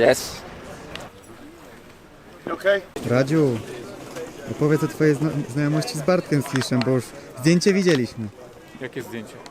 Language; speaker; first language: Polish; native; Polish